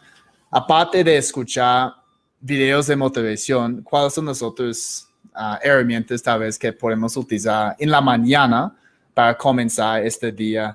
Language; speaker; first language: Spanish; non-native, fluent; English